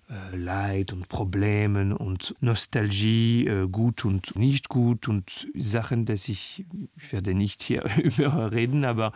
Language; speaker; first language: German; non-native, learner; French